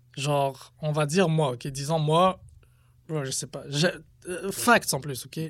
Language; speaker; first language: French; early bilingual, other home language; Arabic